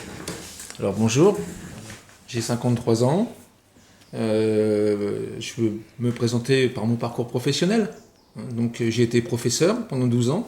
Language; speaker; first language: French; native; French